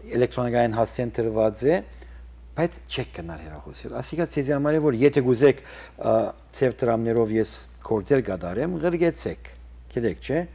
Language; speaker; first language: Armenian; early bilingual, heritage; Armenian